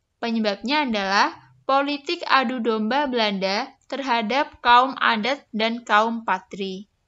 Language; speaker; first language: Indonesian; native; Indonesian